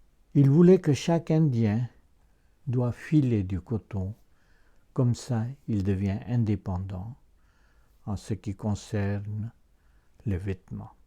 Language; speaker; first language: French; non-native, fluent; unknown